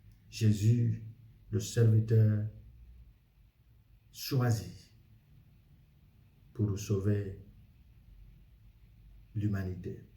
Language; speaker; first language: French; non-native, fluent; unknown